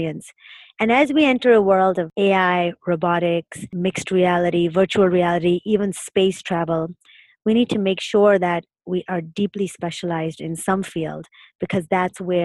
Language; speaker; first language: English; non-native, local second language; Urdu